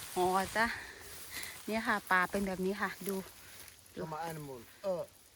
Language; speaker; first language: Thai; native; Thai